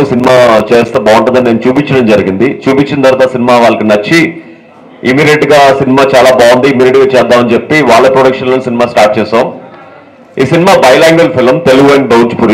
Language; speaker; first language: Telugu; native; Telugu